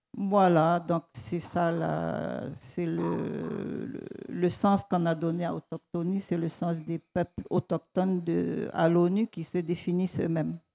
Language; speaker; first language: French; native; French